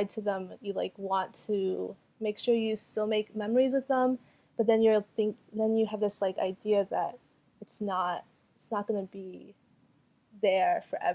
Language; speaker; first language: English; early bilingual, other home language; Cantonese